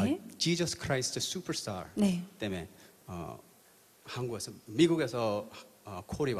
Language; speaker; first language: Korean; early bilingual, heritage; English